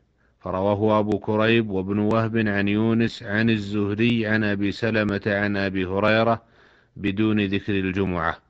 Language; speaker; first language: Arabic; native; Arabic